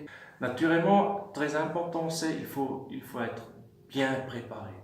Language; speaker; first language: French; non-native, fluent; German